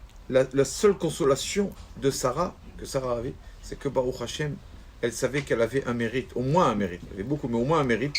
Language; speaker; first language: French; native; French